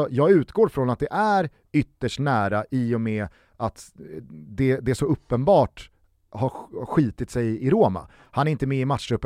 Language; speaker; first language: Swedish; native; Swedish